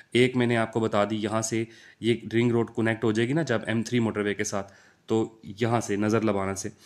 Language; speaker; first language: Urdu; non-native, local second language; Punjabi